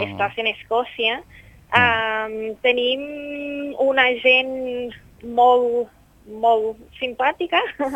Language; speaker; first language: Catalan; non-native, fluent; English